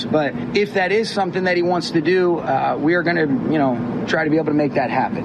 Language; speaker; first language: English; native; English